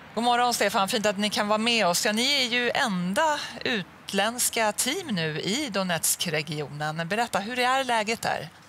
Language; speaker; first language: Swedish; native; Swedish